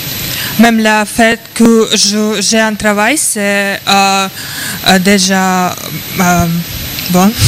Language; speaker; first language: French; non-native, learner; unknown